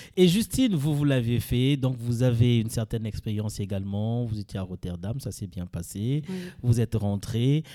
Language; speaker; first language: French; native; French